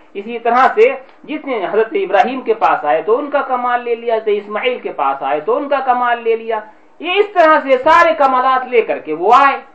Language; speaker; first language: Urdu; native; Urdu